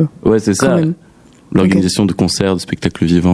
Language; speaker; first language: French; native; French